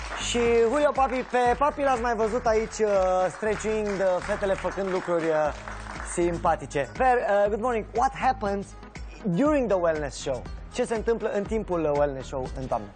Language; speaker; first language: Romanian; native; Romanian